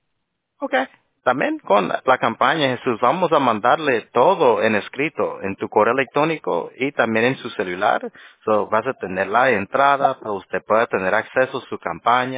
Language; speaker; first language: Spanish; early bilingual, heritage; Spanish